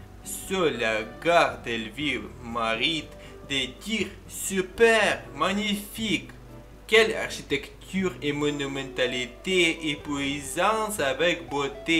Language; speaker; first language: French; non-native, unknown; Ukrainian